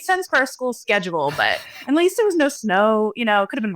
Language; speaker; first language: English; native; English